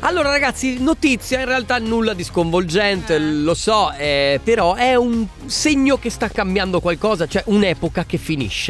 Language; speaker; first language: Italian; native; Italian